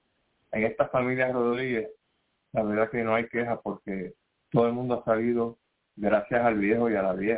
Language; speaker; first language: Spanish; native; Spanish